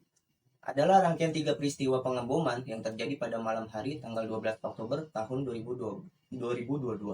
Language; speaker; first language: Indonesian; native; Indonesian